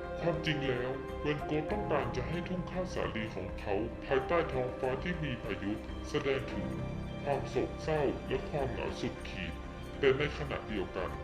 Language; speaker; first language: Thai; native; Thai